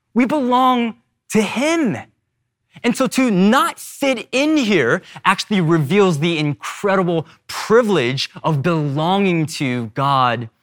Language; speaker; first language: English; early bilingual, other home language; Korean